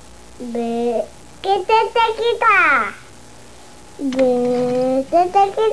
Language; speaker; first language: Japanese; native; Japanese